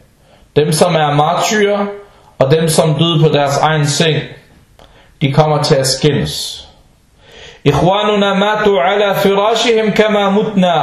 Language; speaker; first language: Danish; non-native, fluent; Arabic